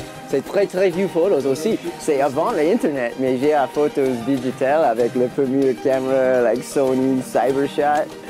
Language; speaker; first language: French; non-native, learner; English